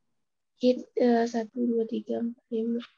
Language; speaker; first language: English; non-native, learner; Indonesian